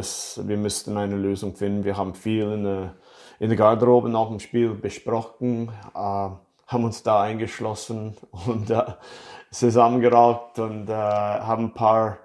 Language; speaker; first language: German; non-native, fluent; English